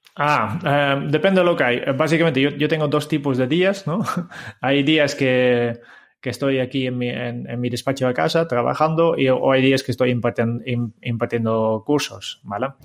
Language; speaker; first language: Spanish; non-native, fluent; Dutch